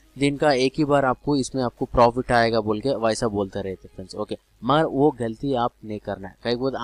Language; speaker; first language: Hindi; non-native, local second language; Telugu